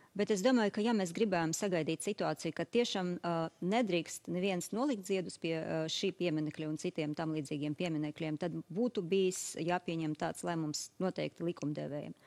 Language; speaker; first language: Latvian; native; Latvian